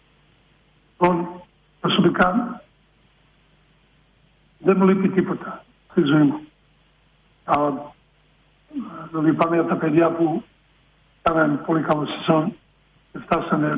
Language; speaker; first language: Greek; non-native, fluent; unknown